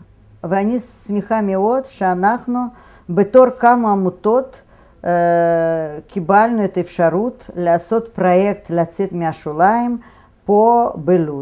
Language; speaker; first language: Hebrew; non-native, fluent; Russian